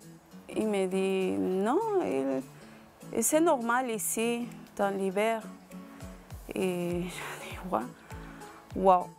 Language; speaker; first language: French; non-native, learner; Spanish